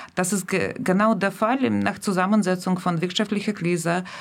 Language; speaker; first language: German; non-native, fluent; Russian